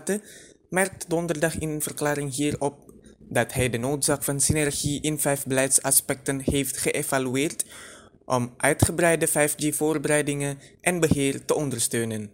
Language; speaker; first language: Dutch; non-native, fluent; Indonesian